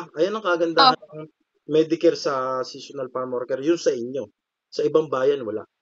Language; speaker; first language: Filipino; native; Filipino